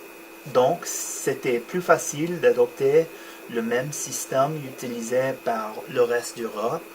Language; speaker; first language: French; non-native, learner; English